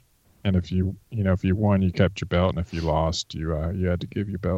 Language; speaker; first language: English; native; English